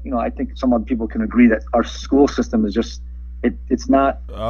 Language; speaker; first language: English; early bilingual, other home language; Persian